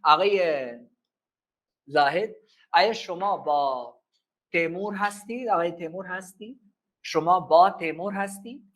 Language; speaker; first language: Persian; non-native, fluent; Urdu